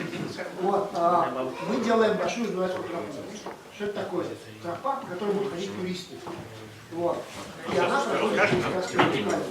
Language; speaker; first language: Russian; non-native, local second language; Bashkir